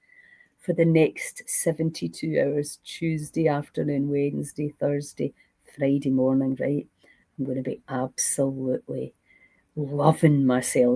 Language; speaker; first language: English; native; English